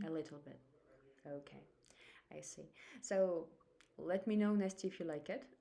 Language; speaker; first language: English; non-native, fluent; Russian